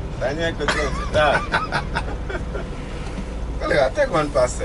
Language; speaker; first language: Polish; non-native, learner; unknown